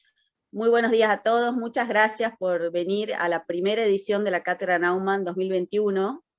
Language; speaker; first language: Spanish; native; Spanish